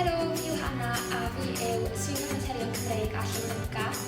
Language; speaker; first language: Welsh; native; Welsh